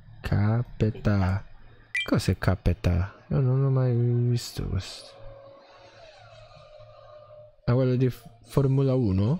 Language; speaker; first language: Italian; non-native, learner; Japanese